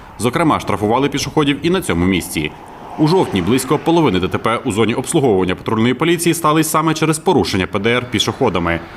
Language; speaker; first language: Ukrainian; native; Ukrainian